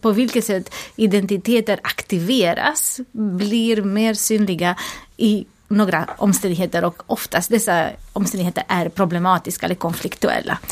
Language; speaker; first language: Swedish; non-native, fluent; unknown